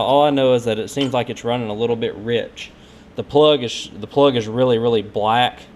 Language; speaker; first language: English; native; English